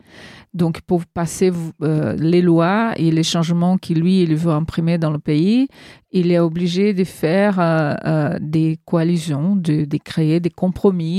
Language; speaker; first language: French; non-native, fluent; Portuguese